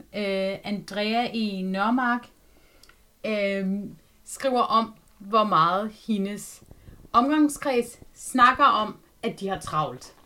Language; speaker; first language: Danish; native; Danish